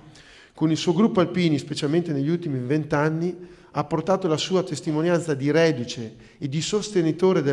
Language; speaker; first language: Italian; native; Italian